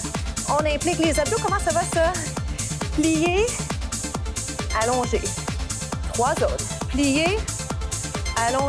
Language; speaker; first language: French; native; French